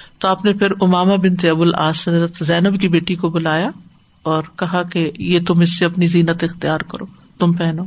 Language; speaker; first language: Urdu; native; Urdu